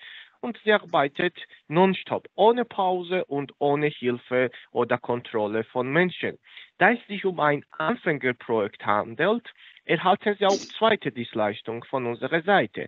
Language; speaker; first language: German; non-native, fluent; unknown